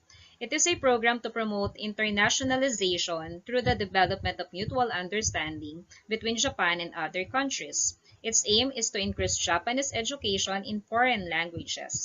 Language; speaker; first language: English; non-native, local second language; Filipino